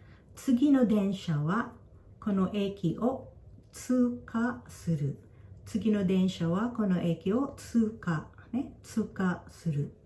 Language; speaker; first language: Japanese; non-native, fluent; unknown